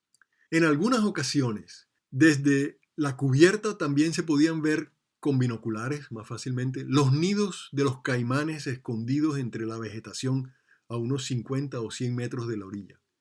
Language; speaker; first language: Spanish; native; Spanish